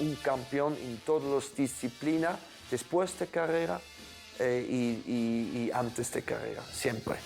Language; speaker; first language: Spanish; non-native, fluent; German